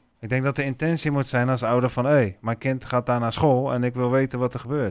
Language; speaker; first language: Dutch; native; Dutch